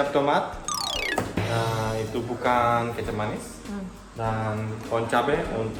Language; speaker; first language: Indonesian; non-native, learner; German